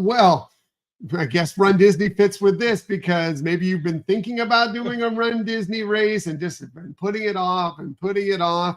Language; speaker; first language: English; native; English